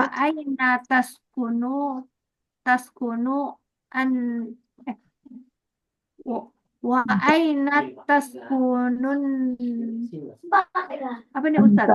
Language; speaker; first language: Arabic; non-native, learner; Indonesian